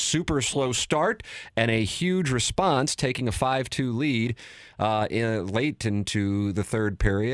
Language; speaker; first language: English; native; English